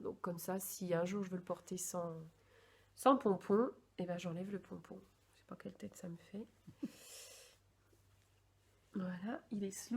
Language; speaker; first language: French; native; French